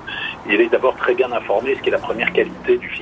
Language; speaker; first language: French; native; French